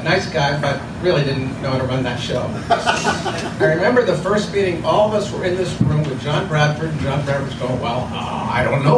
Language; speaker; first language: English; native; English